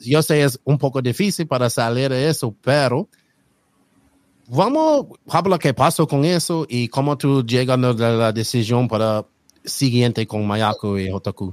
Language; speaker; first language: Spanish; non-native, learner; English